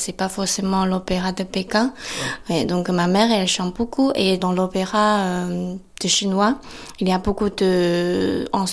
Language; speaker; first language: French; non-native, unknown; Chinese